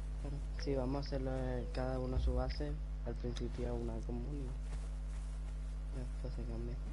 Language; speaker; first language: Spanish; native; Spanish